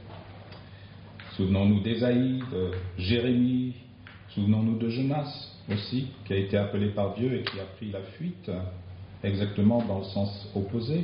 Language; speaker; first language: French; native; French